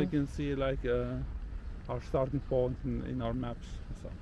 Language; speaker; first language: English; non-native, local second language; Albanian